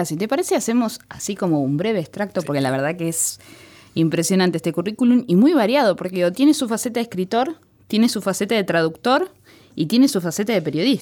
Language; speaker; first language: Spanish; native; Spanish